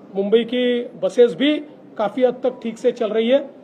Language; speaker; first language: Hindi; non-native, local second language; Marathi